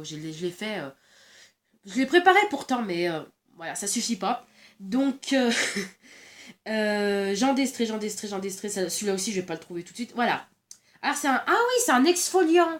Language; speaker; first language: French; native; French